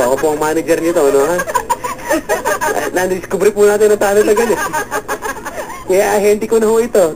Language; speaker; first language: Filipino; native; Filipino